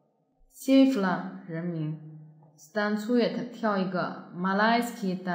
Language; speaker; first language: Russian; non-native, fluent; Chinese